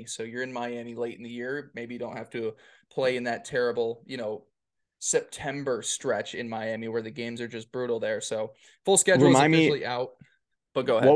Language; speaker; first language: English; native; English